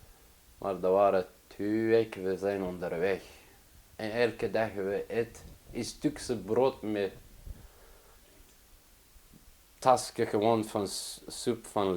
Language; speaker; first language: Dutch; non-native, learner; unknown